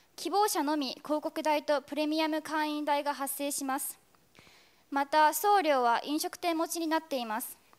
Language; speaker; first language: Japanese; native; Japanese